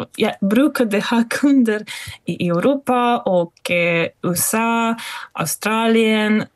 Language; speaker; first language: Swedish; non-native, fluent; Russian